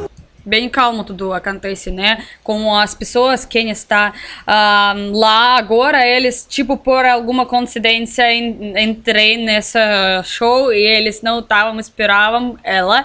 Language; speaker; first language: Portuguese; non-native, learner; Russian